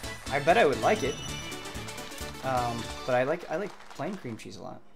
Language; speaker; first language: English; native; English